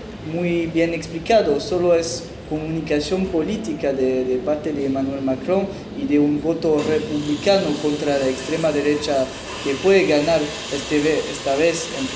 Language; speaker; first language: Spanish; non-native, fluent; French